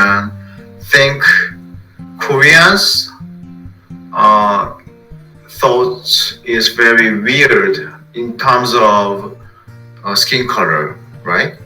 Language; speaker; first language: English; non-native, fluent; Korean